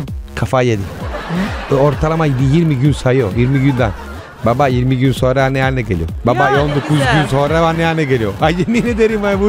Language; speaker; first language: Turkish; non-native, learner; Italian